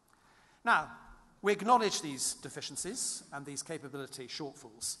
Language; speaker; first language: English; native; English